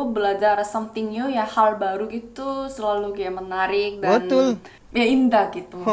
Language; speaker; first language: Indonesian; non-native, fluent; Korean